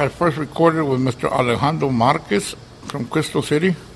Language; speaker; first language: English; early bilingual, other home language; Spanish